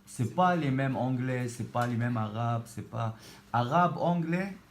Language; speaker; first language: French; non-native, learner; Arabic